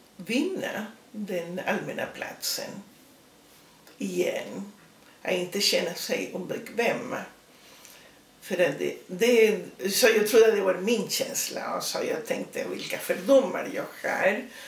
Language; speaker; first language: Swedish; non-native, fluent; Spanish